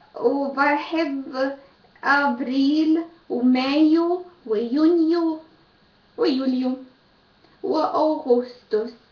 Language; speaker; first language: Arabic; non-native, learner; Ukrainian